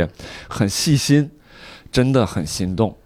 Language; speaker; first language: Chinese; native; Chinese